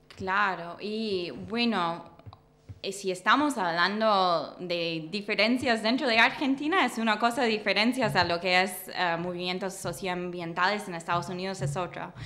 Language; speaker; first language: Spanish; non-native, fluent; English